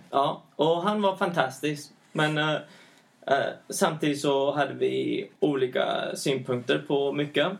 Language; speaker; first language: Swedish; early bilingual, heritage; Swedish